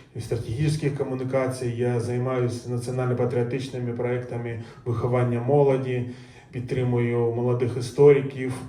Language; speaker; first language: Ukrainian; native; Ukrainian